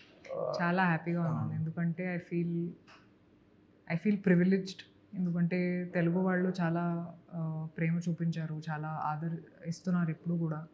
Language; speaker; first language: Telugu; non-native, fluent; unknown